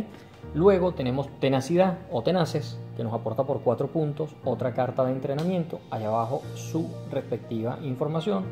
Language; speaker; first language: Spanish; native; Spanish